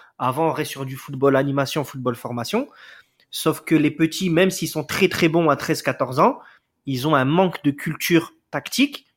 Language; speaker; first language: French; native; French